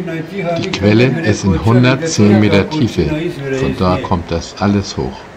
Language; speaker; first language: German; native; German